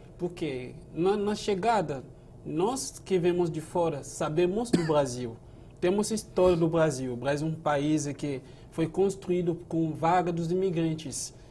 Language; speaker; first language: Portuguese; non-native, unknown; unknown